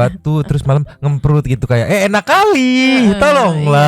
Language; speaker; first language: Indonesian; native; Indonesian